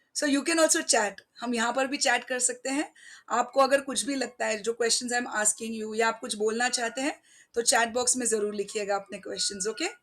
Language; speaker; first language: Hindi; non-native, local second language; Marathi